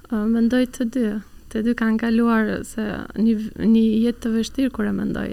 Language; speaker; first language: Albanian; early bilingual, heritage; Albanian